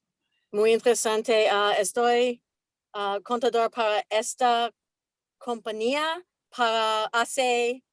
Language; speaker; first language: Spanish; non-native, learner; English